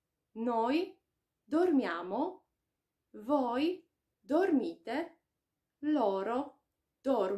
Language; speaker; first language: Italian; non-native, fluent; Polish